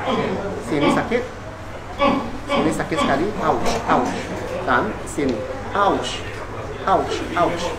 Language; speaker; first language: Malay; non-native, local second language; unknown